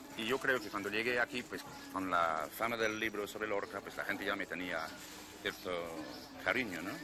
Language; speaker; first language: Spanish; non-native, fluent; English